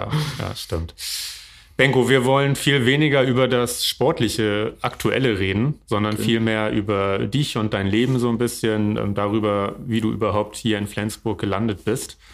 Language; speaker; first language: German; native; German